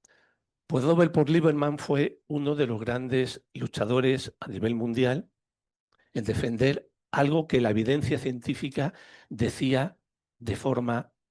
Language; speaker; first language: Spanish; native; Spanish